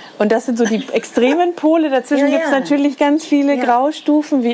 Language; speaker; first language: German; native; German